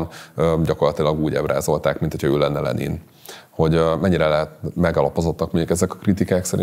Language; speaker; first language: Hungarian; native; Hungarian